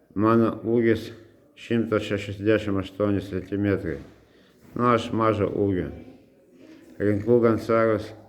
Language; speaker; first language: Lithuanian; non-native, local second language; Russian